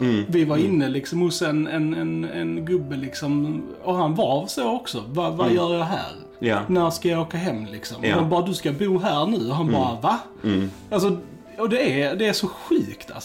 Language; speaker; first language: Swedish; native; Swedish